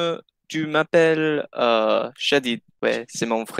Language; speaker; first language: French; non-native, learner; English